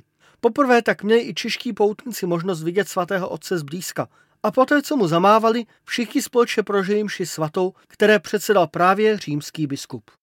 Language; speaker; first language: Czech; native; Czech